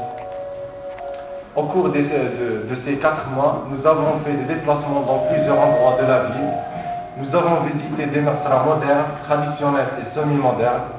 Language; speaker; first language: French; non-native, local second language; Arabic